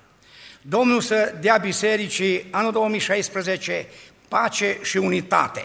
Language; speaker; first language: Romanian; native; Romanian